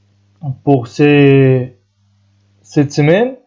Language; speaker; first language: French; non-native, fluent; Spanish